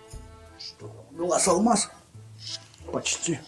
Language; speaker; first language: Russian; native; Russian